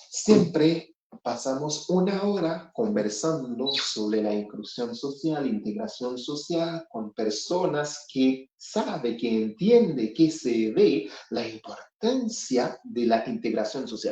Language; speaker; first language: Spanish; non-native, fluent; Haitian Creole